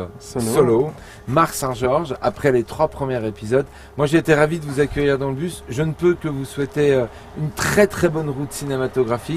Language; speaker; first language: French; native; French